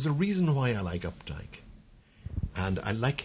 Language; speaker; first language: English; native; English